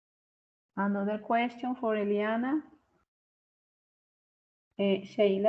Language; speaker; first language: English; non-native, fluent; Spanish